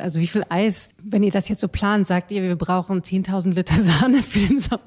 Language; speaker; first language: German; native; German